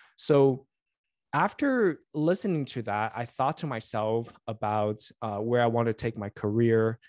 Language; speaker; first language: English; non-native, fluent; Chinese